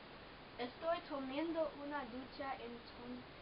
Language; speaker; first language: Spanish; non-native, learner; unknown